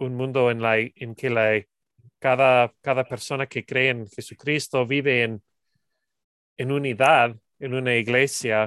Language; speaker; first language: Spanish; non-native, learner; English